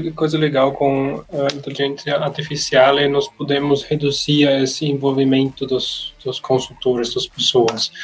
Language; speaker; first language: Portuguese; non-native, learner; German